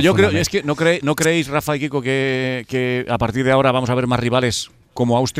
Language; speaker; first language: Spanish; native; Spanish